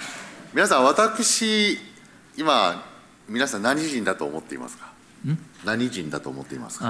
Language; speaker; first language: Japanese; early bilingual, heritage; Japanese